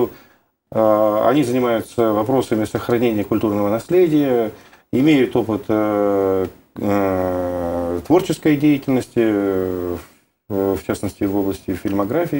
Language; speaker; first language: Russian; native; Russian